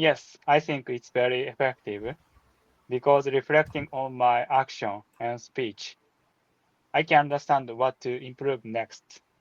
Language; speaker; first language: English; non-native, learner; Japanese